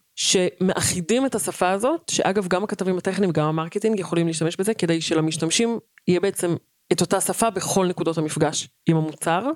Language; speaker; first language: Hebrew; native; Hebrew